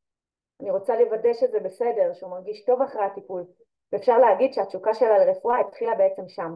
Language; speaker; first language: Hebrew; native; Hebrew